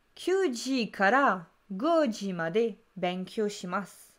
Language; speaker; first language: Japanese; non-native, learner; French